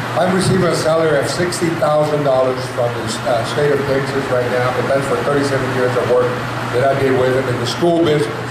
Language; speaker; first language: English; early bilingual, other home language; Spanish